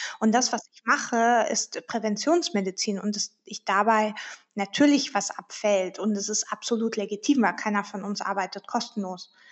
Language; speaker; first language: German; early bilingual, heritage; German